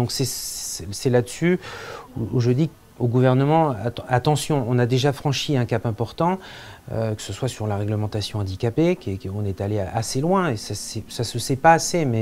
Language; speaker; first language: French; native; French